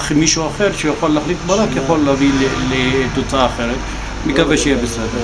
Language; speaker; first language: Hebrew; non-native, local second language; Arabic